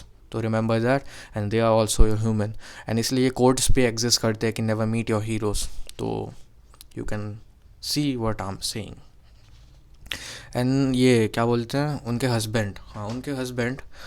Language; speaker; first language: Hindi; non-native, local second language; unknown